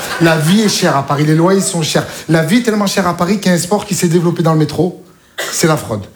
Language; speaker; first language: French; native; French